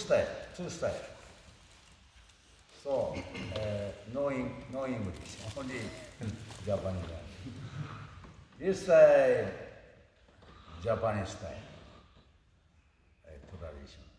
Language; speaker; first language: English; non-native, learner; Japanese